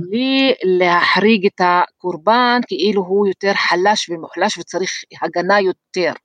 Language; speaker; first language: Hebrew; non-native, local second language; Arabic